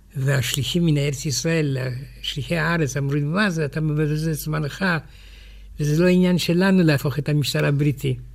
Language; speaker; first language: Hebrew; non-native, fluent; French